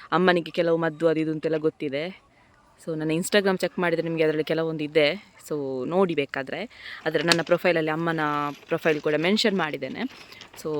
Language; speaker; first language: Kannada; non-native, local second language; Tulu